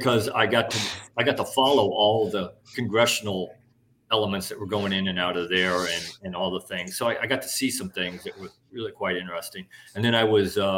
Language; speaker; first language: English; native; English